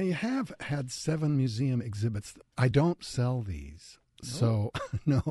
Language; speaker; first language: English; native; English